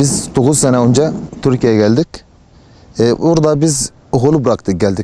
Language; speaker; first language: Turkish; non-native, learner; Arabic